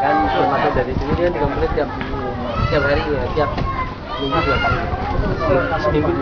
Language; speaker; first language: Indonesian; non-native, local second language; Achinese